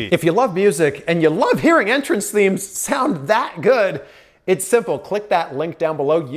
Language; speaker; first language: English; native; English